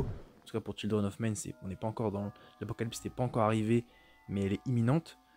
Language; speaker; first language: French; native; French